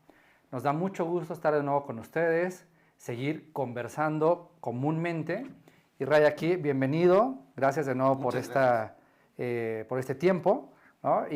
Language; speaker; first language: Spanish; native; Spanish